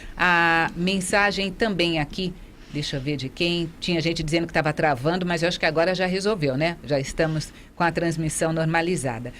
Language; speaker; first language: Portuguese; native; Portuguese